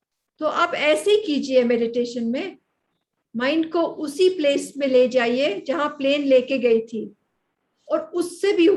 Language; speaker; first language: Hindi; native; Hindi